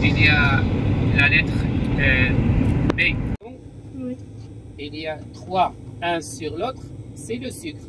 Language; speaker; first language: French; non-native, local second language; Arabic